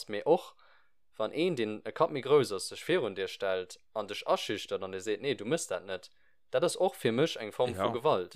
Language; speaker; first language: Luxembourgish; early bilingual, other home language; English